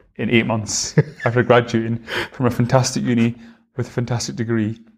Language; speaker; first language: English; native; English